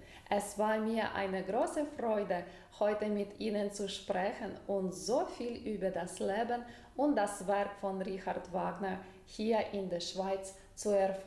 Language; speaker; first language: German; non-native, fluent; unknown